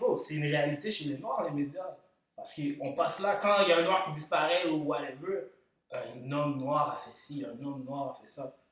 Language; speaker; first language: French; early bilingual, other home language; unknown